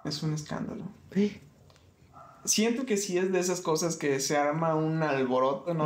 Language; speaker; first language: Spanish; native; Spanish